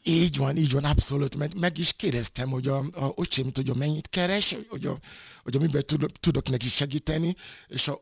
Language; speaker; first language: Hungarian; non-native, fluent; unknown